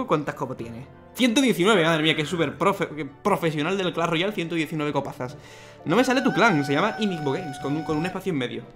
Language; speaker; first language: Spanish; native; Spanish